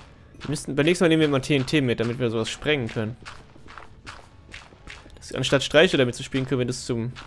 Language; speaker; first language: German; native; German